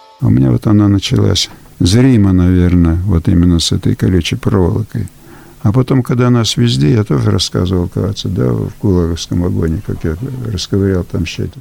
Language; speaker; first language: Russian; early bilingual, heritage; Russian